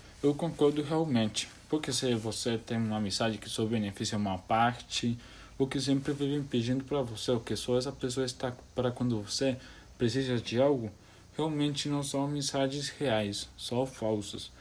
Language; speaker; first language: Portuguese; non-native, learner; Spanish